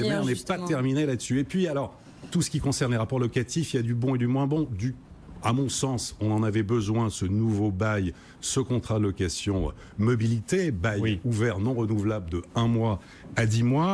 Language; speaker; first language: French; native; French